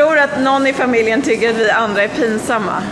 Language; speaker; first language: Swedish; native; Swedish